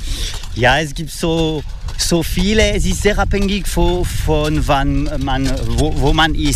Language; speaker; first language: German; non-native, fluent; French